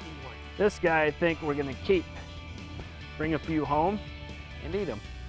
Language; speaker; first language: English; native; English